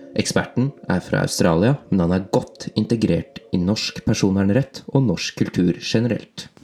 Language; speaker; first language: Norwegian; native; Norwegian